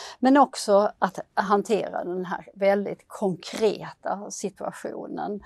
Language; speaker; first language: Swedish; native; Swedish